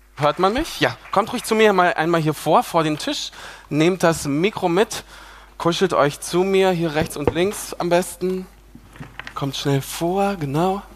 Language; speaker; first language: German; native; German